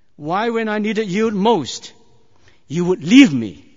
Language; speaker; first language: English; non-native, fluent; Chinese